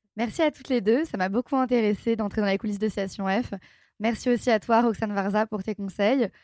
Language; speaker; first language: French; native; French